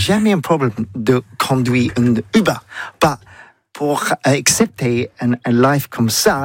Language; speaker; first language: French; non-native, learner; English